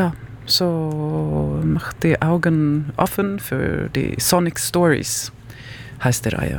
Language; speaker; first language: German; non-native, learner; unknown